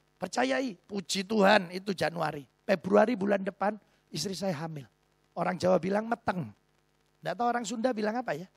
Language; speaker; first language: Indonesian; native; Indonesian